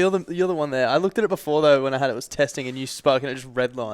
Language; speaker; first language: English; native; English